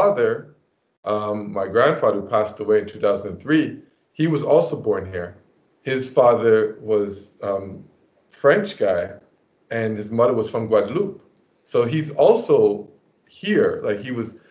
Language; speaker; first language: English; native; English